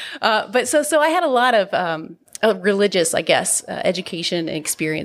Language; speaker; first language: English; native; English